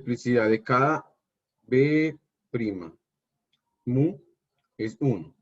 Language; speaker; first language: Spanish; native; Spanish